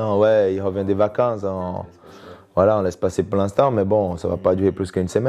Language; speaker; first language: French; native; French